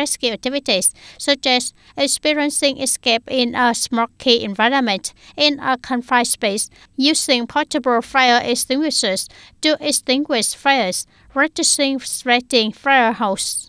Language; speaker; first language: English; non-native, fluent; Vietnamese